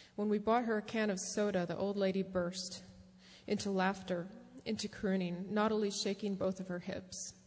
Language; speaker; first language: English; native; English